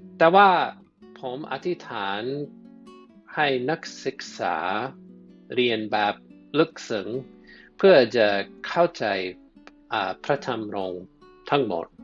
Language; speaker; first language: Thai; non-native, fluent; English